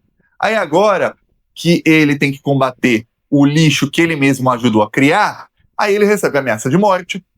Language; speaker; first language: Portuguese; native; Portuguese